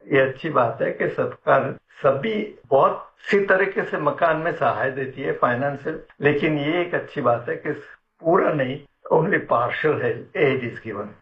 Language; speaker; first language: Hindi; non-native, local second language; Gujarati